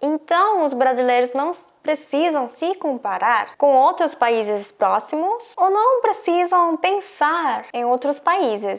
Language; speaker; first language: Portuguese; non-native, fluent; Korean